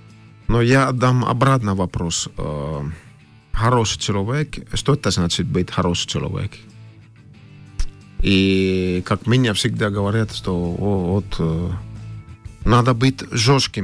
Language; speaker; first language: Russian; non-native, fluent; Finnish